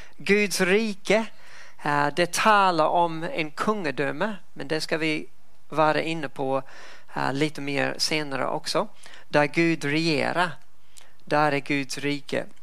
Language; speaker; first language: Swedish; non-native, fluent; English